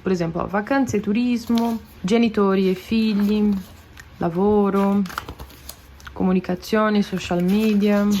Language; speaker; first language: Italian; non-native, fluent; Portuguese